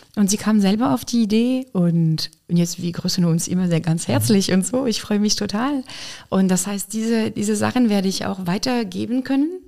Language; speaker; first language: German; non-native, fluent; French